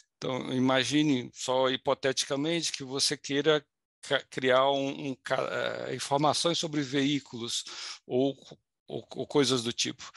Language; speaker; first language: Portuguese; native; Portuguese